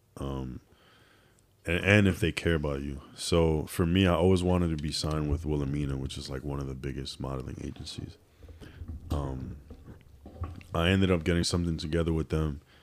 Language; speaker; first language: English; native; English